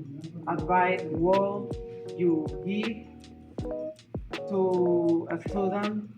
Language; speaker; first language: English; non-native, learner; Spanish